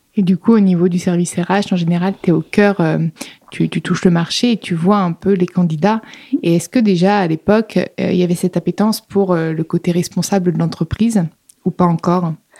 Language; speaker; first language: French; native; French